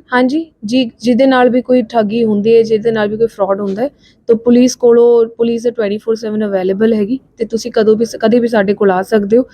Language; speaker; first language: Punjabi; non-native, local second language; Hindi